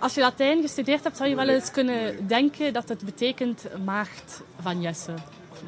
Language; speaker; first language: Dutch; native; Dutch